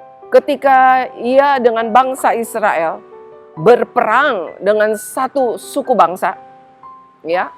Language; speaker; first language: Indonesian; native; Indonesian